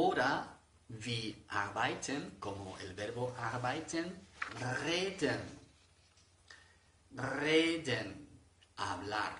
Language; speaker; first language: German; non-native, fluent; Spanish